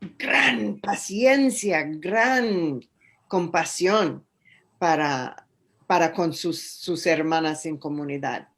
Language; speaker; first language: Spanish; non-native, fluent; English